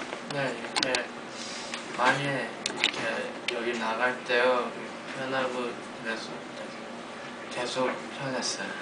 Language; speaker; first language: Korean; early bilingual, heritage; Korean